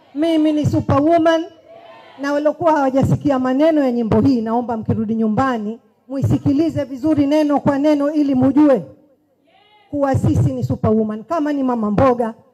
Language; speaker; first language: Swahili; native; Swahili